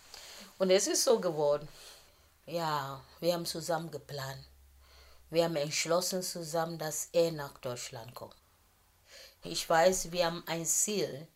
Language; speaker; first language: German; non-native, fluent; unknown